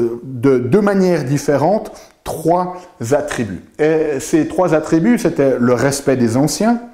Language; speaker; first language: French; native; French